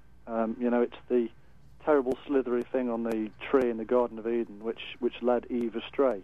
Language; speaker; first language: English; native; English